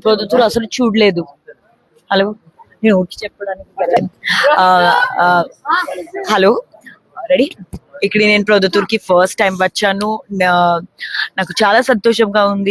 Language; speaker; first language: Telugu; non-native, learner; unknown